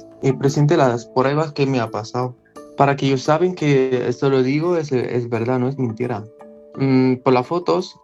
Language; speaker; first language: Spanish; non-native, learner; Arabic